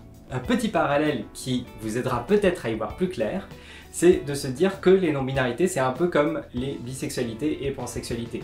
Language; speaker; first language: French; native; French